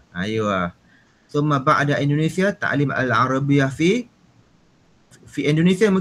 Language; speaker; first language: Arabic; non-native, fluent; Malay